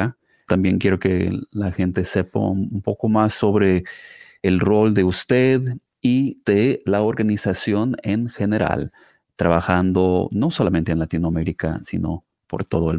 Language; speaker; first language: Spanish; non-native, fluent; English